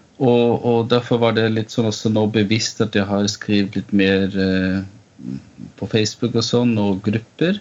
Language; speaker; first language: Norwegian; non-native, fluent; German